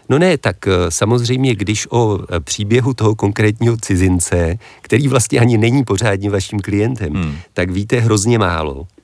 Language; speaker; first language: Czech; native; Czech